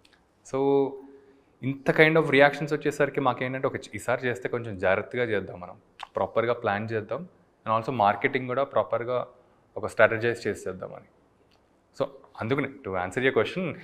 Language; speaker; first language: Telugu; native; Telugu